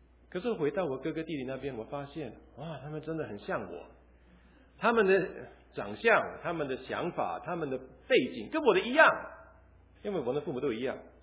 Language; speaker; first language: Chinese; early bilingual, other home language; English